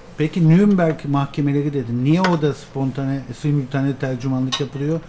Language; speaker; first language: Turkish; native; Turkish